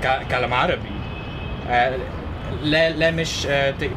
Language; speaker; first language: Arabic; non-native, learner; English